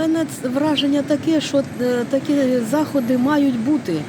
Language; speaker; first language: Ukrainian; non-native, local second language; Russian